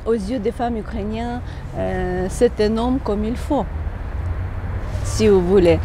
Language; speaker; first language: French; non-native, fluent; Ukrainian